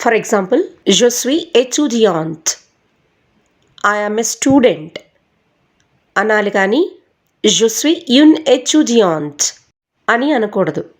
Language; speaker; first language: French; non-native, fluent; Telugu